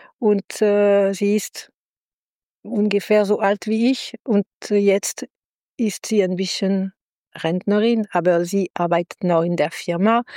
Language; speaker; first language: German; non-native, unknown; French